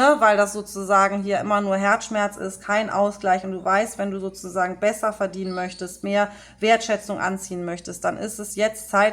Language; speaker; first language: German; native; German